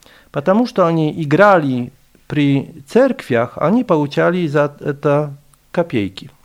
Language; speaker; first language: Russian; non-native, fluent; Polish